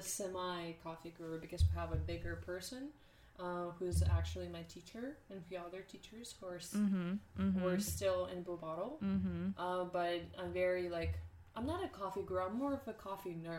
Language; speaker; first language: English; non-native, fluent; Russian